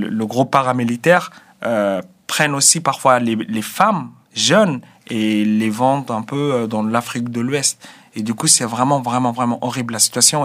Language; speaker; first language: French; non-native, fluent; Arabic